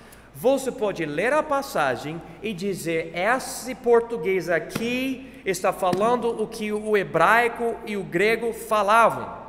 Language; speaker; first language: Portuguese; non-native, fluent; English